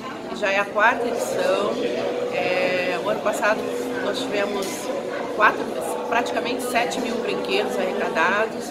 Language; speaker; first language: Portuguese; native; Portuguese